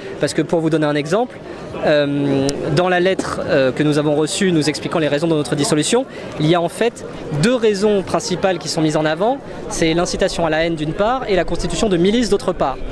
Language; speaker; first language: French; native; French